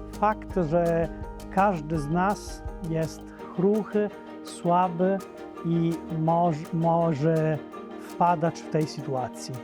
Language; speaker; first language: Polish; non-native, fluent; Italian